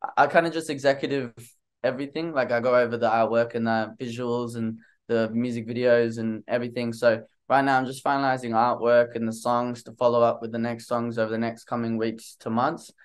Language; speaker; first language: English; native; English